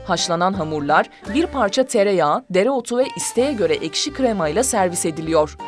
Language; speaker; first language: Turkish; native; Turkish